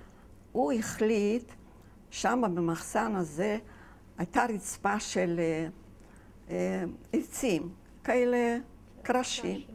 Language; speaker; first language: Hebrew; non-native, fluent; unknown